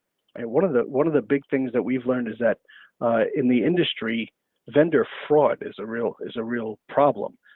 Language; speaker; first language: English; native; English